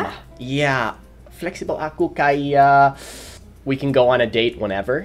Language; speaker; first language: Indonesian; non-native, fluent; English